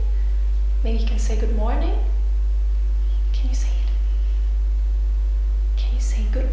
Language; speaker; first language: English; non-native, fluent; German